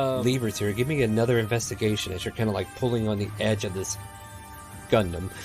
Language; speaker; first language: English; native; English